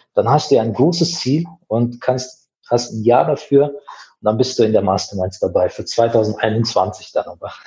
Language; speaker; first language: German; non-native, fluent; Azerbaijani